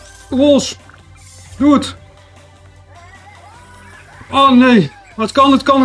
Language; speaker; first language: Dutch; native; Dutch